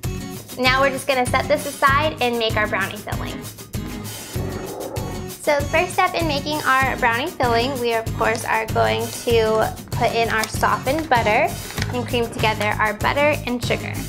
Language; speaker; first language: English; native; English